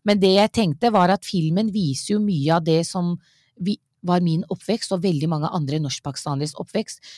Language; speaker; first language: Norwegian; early bilingual, other home language; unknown